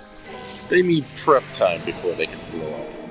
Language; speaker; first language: English; native; English